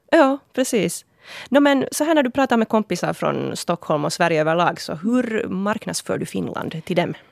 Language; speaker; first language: Swedish; native; Swedish